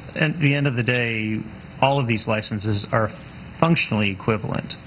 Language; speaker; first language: English; native; English